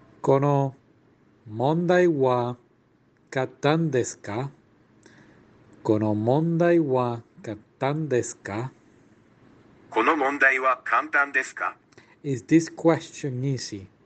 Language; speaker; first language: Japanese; non-native, learner; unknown